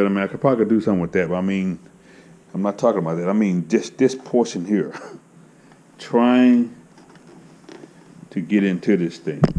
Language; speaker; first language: English; native; English